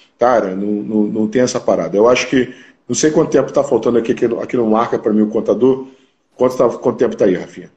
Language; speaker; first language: Portuguese; native; Portuguese